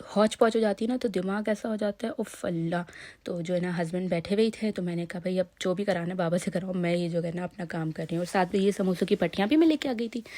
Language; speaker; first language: Urdu; native; Urdu